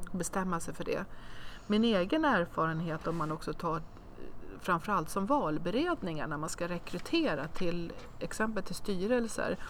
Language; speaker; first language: Swedish; native; Swedish